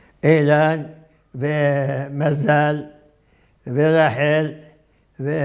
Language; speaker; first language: Hebrew; non-native, fluent; Arabic